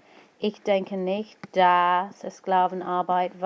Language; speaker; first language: German; non-native, fluent; English